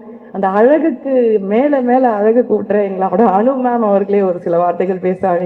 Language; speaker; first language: Tamil; native; Tamil